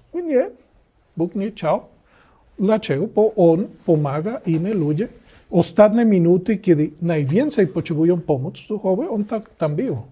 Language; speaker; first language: Polish; non-native, learner; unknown